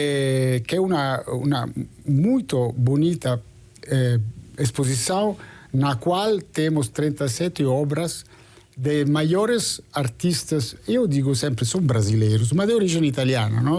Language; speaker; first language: Portuguese; non-native, fluent; Italian